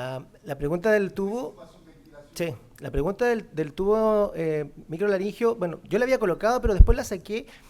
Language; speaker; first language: Spanish; native; Spanish